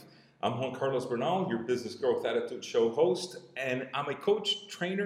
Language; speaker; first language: English; non-native, fluent; Spanish